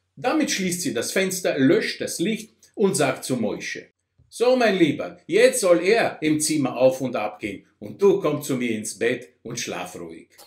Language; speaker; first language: German; non-native, fluent; Russian